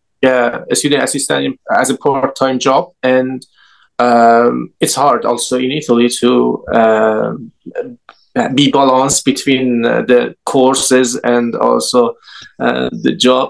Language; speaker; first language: English; non-native, learner; Persian